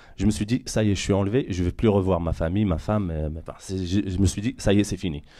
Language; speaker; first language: French; non-native, local second language; Arabic